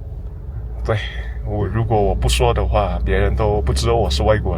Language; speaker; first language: Chinese; early bilingual, heritage; Chinese